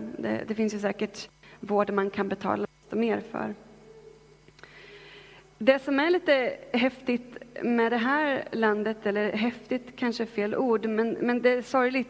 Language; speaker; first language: Swedish; native; Swedish